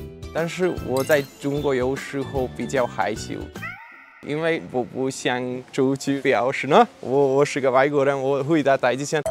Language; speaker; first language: Chinese; non-native, fluent; Hungarian